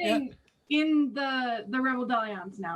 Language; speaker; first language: English; native; English